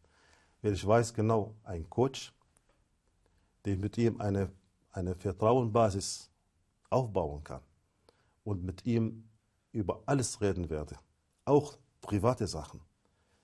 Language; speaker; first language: German; non-native, fluent; Arabic